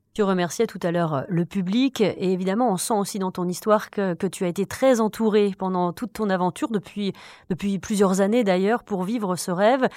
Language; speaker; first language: French; native; French